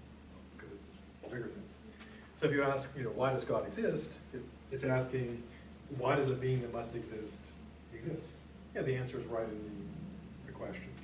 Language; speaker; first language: English; native; English